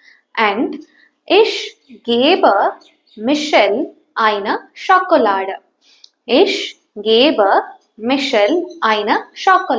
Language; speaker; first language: German; non-native, fluent; Tamil